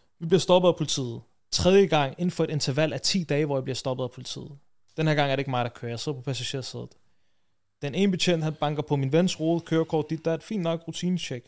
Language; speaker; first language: Danish; early bilingual, other home language; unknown